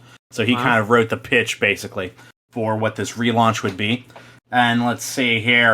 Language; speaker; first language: English; native; English